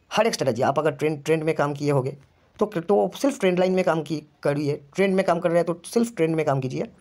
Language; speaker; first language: Hindi; non-native, local second language; Bangla